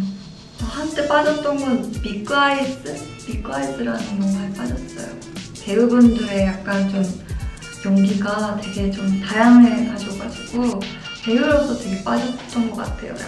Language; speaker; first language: Korean; non-native, fluent; Japanese